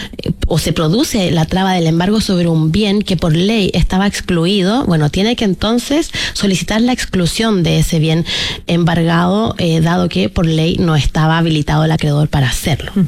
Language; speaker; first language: Spanish; native; Spanish